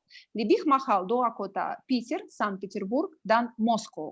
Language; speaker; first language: Indonesian; non-native, learner; Russian